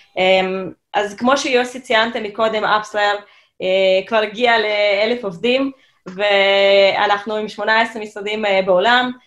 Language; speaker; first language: Hebrew; non-native, fluent; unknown